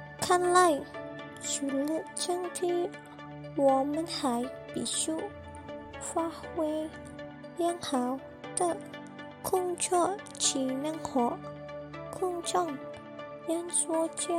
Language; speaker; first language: Chinese; non-native, learner; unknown